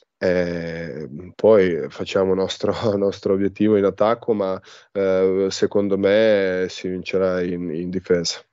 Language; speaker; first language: Italian; non-native, learner; Serbian